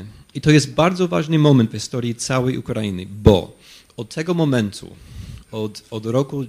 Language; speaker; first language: Polish; non-native, fluent; English